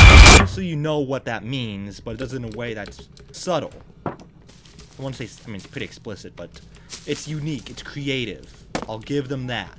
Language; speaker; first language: English; native; English